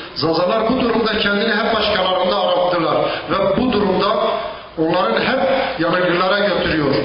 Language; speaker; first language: Turkish; non-native, local second language; Zaza